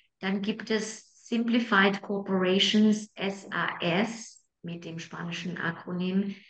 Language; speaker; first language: German; non-native, fluent; Spanish